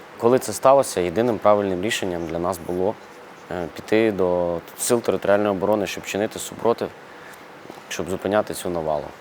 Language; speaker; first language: Ukrainian; non-native, local second language; Russian